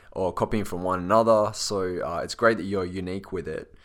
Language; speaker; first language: English; native; English